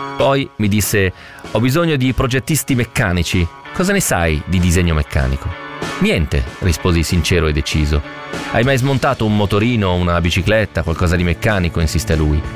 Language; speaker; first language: Italian; native; Italian